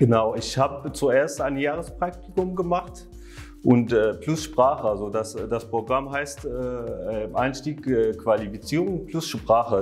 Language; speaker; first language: German; non-native, fluent; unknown